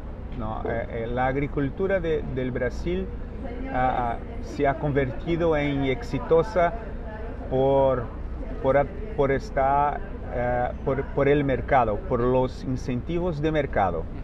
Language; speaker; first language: Spanish; non-native, fluent; Portuguese